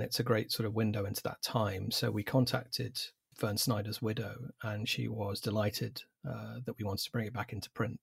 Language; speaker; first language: English; native; English